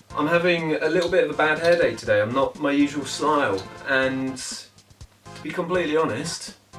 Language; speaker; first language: English; native; English